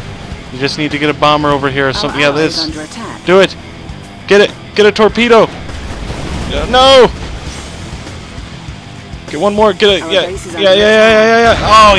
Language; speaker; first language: English; native; English